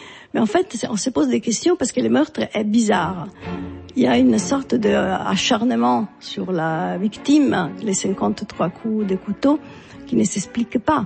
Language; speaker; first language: French; non-native, fluent; Italian